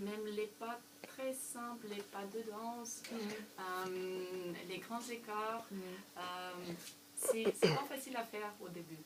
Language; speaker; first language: French; non-native, fluent; Russian